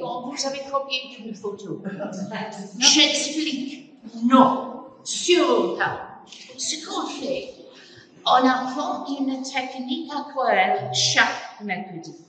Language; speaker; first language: French; non-native, fluent; English